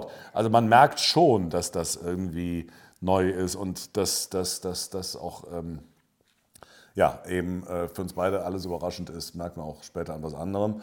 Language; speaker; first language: German; native; German